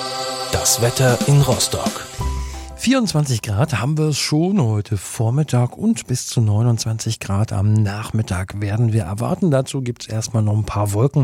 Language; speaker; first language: German; native; German